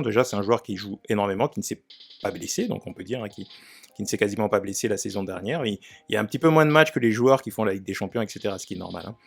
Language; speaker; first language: French; native; French